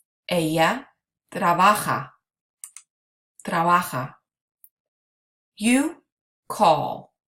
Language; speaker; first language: Spanish; non-native, fluent; English